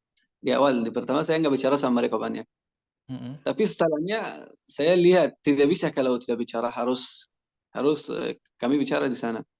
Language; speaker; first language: Indonesian; non-native, learner; Persian